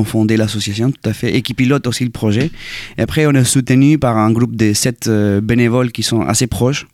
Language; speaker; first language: French; non-native, fluent; Spanish